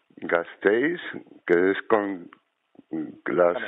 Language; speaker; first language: Spanish; native; Spanish